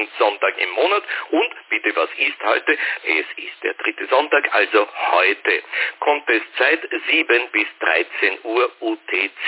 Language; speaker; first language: German; native; German